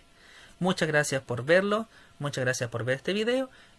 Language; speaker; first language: Spanish; native; Spanish